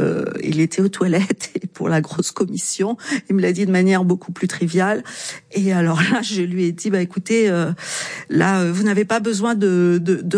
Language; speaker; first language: French; native; French